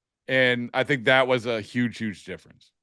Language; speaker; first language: English; native; English